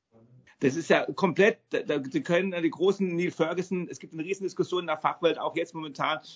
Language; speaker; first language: German; native; German